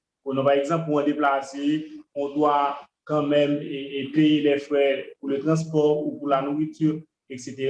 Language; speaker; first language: French; non-native, local second language; Haitian Creole